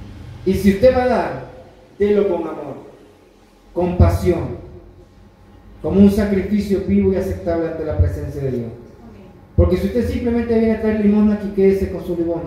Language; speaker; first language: Spanish; native; Spanish